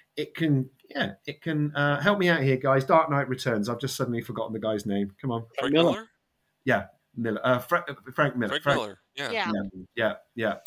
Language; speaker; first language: English; native; English